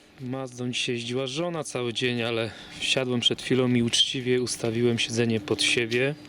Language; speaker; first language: Polish; native; Polish